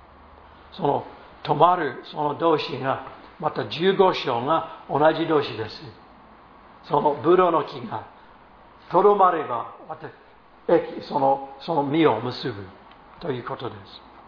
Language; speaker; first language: Japanese; non-native, fluent; English